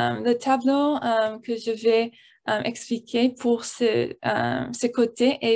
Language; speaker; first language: French; non-native, learner; English